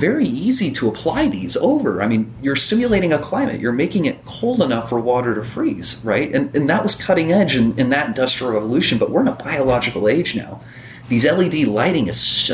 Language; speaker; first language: English; native; English